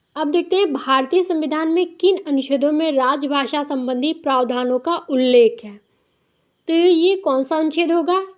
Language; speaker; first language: Hindi; native; Hindi